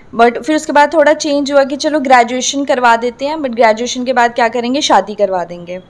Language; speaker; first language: Hindi; native; Hindi